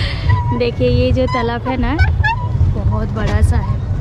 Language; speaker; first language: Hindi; non-native, local second language; Bangla